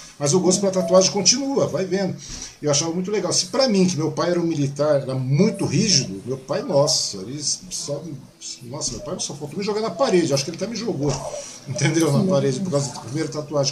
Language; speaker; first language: Portuguese; native; Portuguese